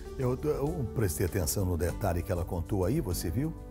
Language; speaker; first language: Portuguese; native; Portuguese